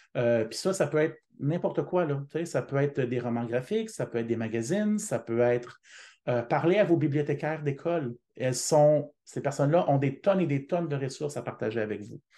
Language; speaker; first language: French; native; French